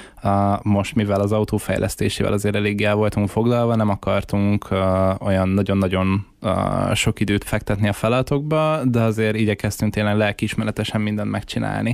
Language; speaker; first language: Hungarian; native; Hungarian